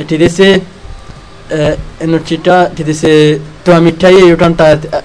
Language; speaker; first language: Spanish; non-native, learner; Arabic